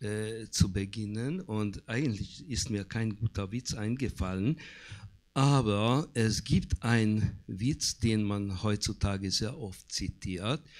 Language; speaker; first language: German; non-native, fluent; Hungarian